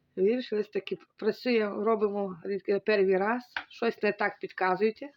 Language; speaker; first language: Ukrainian; native; Ukrainian